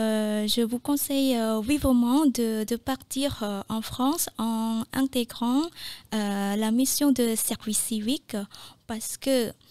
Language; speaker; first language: French; non-native, fluent; Khmer